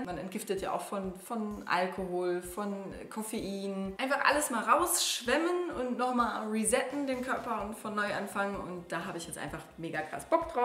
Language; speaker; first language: German; native; German